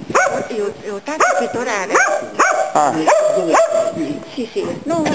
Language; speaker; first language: Italian; non-native, learner; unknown